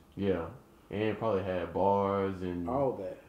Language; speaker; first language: English; native; English